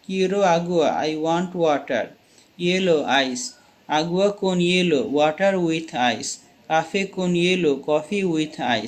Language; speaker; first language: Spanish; non-native, learner; Bangla